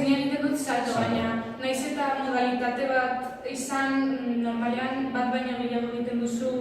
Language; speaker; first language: Basque; non-native, local second language; Spanish